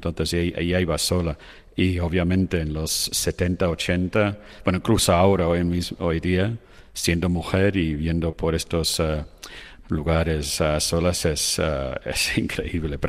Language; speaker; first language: Spanish; non-native, fluent; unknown